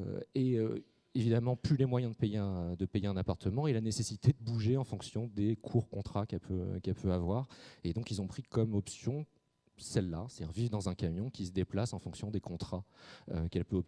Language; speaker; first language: French; native; French